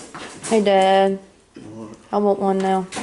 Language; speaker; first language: English; native; English